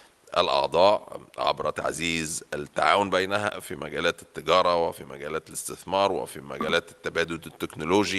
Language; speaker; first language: Arabic; native; Arabic